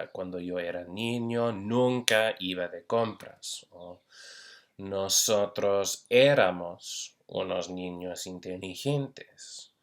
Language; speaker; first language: Spanish; non-native, fluent; English